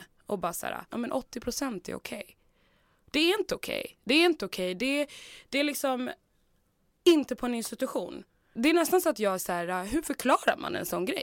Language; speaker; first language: Swedish; native; Swedish